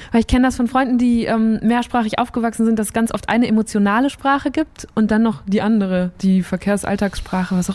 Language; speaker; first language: German; native; German